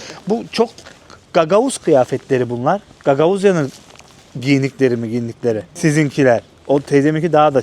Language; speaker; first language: Turkish; native; Turkish